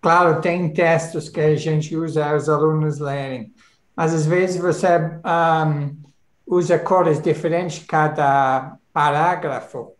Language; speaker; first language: Portuguese; non-native, fluent; English